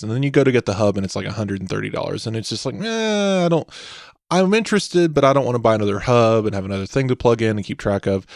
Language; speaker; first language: English; native; English